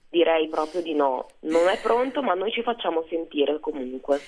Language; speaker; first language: Italian; early bilingual, other home language; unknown